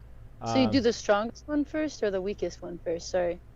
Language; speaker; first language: English; native; English